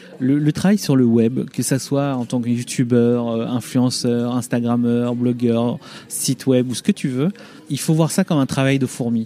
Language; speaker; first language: French; early bilingual, other home language; Vietnamese